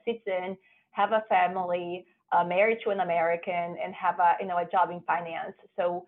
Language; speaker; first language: English; non-native, fluent; Portuguese